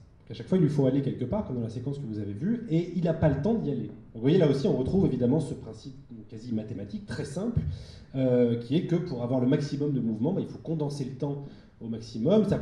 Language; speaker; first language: French; native; French